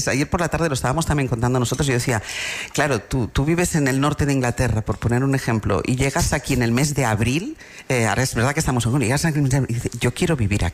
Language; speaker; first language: Spanish; native; Spanish